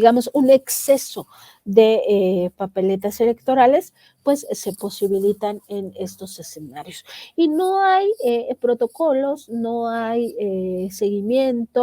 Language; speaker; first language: Spanish; native; Spanish